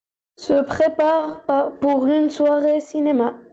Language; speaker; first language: French; non-native, learner; Arabic